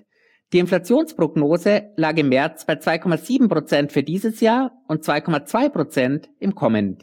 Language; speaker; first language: German; native; German